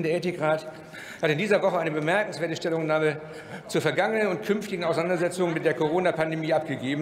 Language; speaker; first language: German; native; German